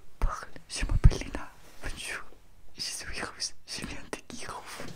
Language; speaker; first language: French; non-native, learner; Russian